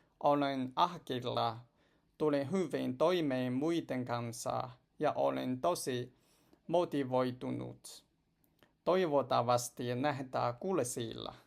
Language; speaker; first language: Finnish; non-native, learner; Chinese